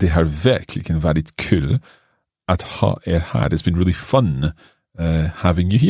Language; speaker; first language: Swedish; non-native, learner; English